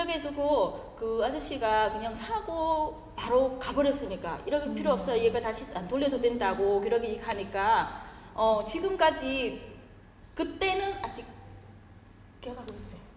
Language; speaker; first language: Korean; non-native, fluent; Vietnamese